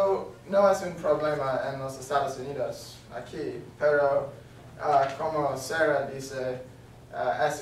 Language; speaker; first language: Spanish; non-native, learner; English